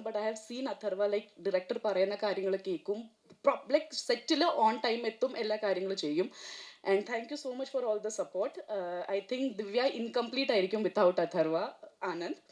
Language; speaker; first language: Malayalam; early bilingual, heritage; Malayalam